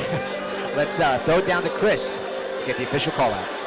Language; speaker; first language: English; native; English